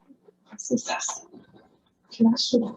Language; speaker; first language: German; non-native, learner; Spanish